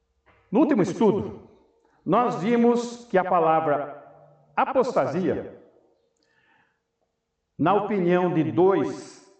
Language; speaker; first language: Portuguese; native; Portuguese